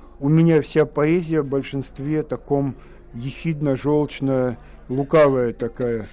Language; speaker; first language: Russian; native; Russian